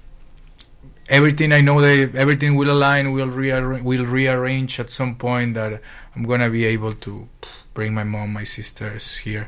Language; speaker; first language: English; non-native, fluent; Spanish